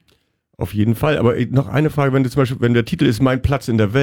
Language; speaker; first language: German; native; German